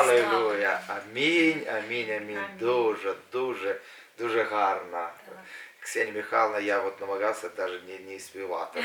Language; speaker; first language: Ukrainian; non-native, local second language; Russian